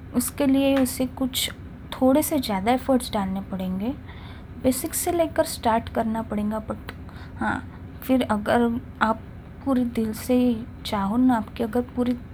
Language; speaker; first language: Hindi; non-native, local second language; Marathi